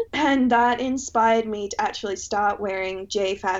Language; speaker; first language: English; native; English